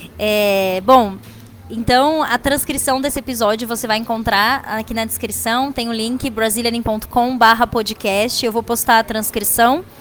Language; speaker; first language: Portuguese; native; Portuguese